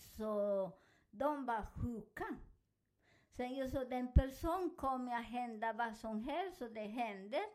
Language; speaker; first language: Swedish; non-native, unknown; Spanish